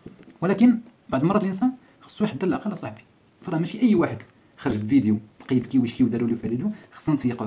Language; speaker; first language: Arabic; native; Arabic